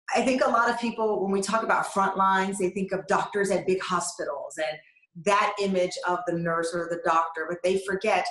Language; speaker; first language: English; native; English